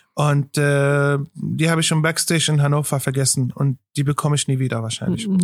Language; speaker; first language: German; non-native, fluent; Arabic